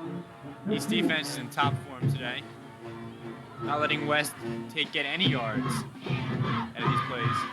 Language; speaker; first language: English; native; English